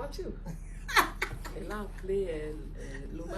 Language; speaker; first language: French; non-native, fluent; Igbo